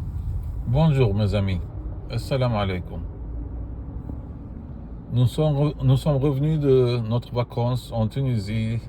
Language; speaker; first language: French; non-native, fluent; Arabic